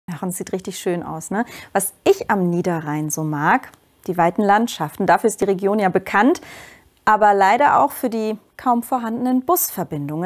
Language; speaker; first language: German; native; German